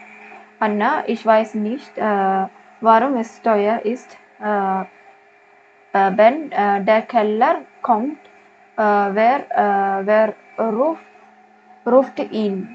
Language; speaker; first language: German; non-native, learner; Malayalam